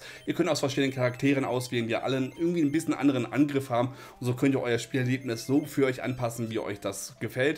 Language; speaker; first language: German; native; German